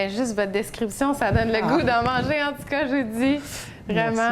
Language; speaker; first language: French; native; French